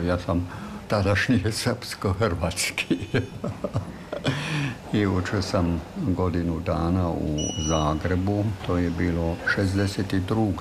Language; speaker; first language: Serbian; non-native, fluent; German